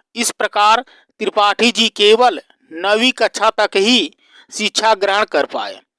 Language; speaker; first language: Hindi; native; Hindi